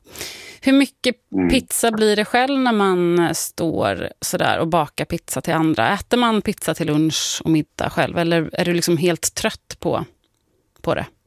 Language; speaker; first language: Swedish; native; Swedish